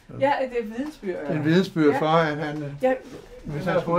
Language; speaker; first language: Danish; native; Danish